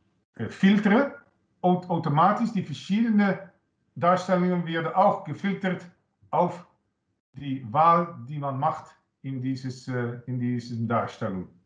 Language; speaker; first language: German; non-native, learner; Dutch